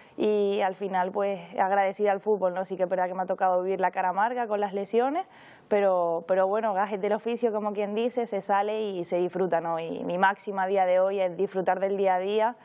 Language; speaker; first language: Spanish; native; Spanish